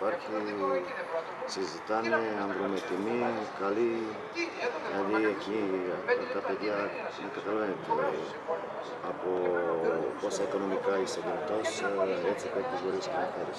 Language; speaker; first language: Greek; non-native, fluent; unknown